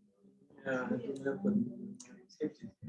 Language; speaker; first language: Danish; non-native, learner; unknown